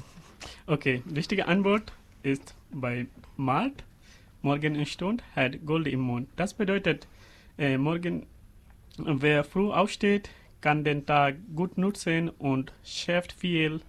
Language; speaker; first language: German; non-native, learner; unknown